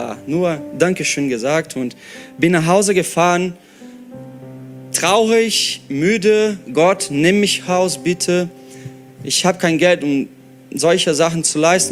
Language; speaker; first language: German; non-native, fluent; Portuguese